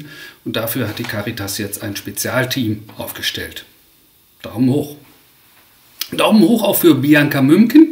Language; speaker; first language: German; native; German